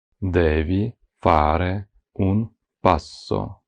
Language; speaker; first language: Italian; non-native, fluent; Ukrainian